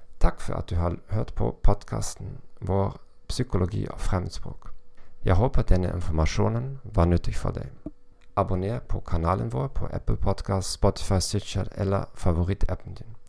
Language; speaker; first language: Norwegian; non-native, learner; German